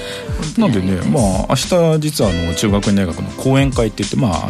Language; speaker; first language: Japanese; native; Japanese